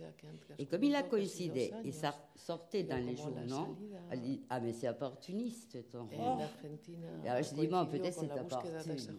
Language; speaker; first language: French; non-native, fluent; Spanish